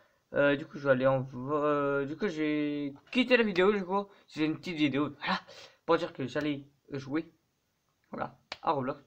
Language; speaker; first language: French; native; French